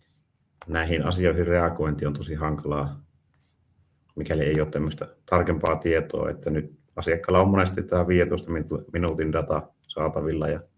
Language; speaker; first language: Finnish; native; Finnish